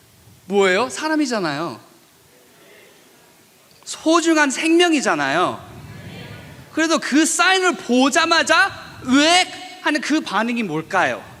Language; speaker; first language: Korean; early bilingual, heritage; English